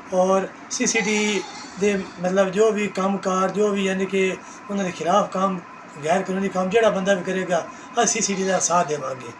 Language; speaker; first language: Urdu; non-native, local second language; Punjabi